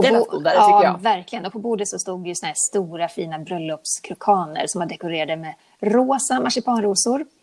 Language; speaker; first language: Swedish; native; Swedish